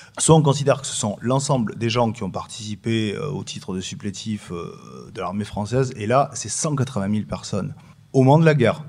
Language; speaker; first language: French; native; French